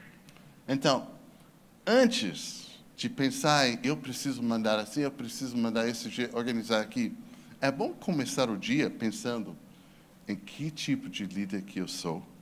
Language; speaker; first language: Portuguese; non-native, fluent; English